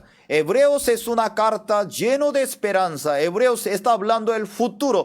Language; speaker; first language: Spanish; non-native, fluent; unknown